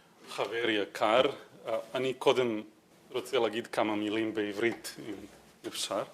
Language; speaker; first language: Hebrew; non-native, fluent; Serbian